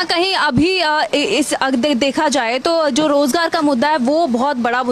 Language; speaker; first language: Hindi; native; Hindi